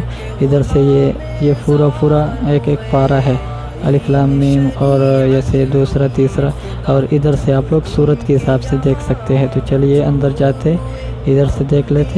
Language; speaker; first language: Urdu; non-native, local second language; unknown